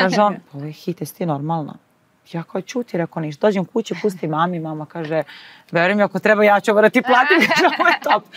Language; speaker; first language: Serbian; native; Serbian